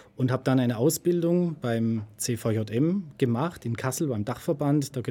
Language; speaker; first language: German; native; German